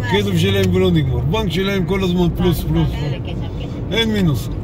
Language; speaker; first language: Hebrew; non-native, fluent; Nepali